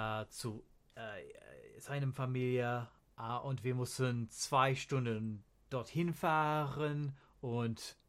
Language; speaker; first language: German; non-native, learner; English